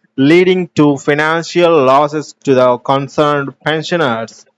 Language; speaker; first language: English; non-native, local second language; Telugu